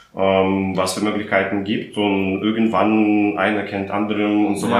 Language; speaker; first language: German; non-native, fluent; Russian